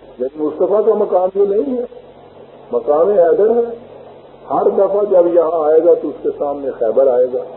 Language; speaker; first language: Urdu; native; Urdu